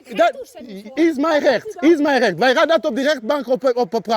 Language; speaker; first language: Dutch; non-native, learner; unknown